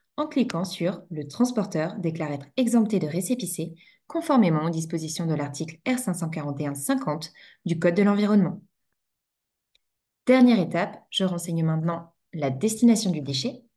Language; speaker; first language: French; native; French